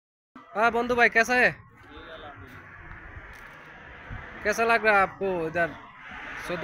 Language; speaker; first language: Hindi; non-native, fluent; Bangla